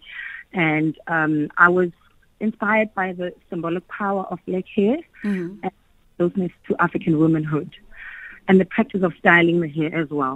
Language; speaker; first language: English; non-native, local second language; Xhosa